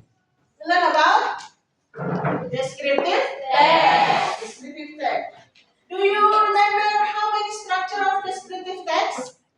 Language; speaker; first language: English; non-native, fluent; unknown